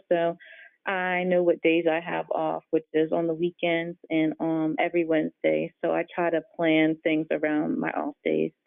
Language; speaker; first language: English; native; English